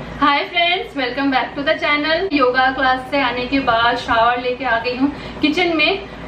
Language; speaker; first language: Hindi; non-native, local second language; Bangla